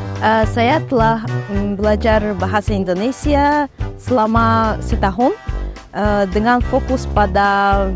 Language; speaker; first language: Indonesian; non-native, fluent; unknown